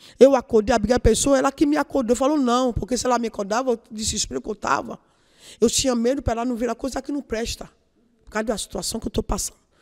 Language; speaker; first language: Portuguese; non-native, learner; Yoruba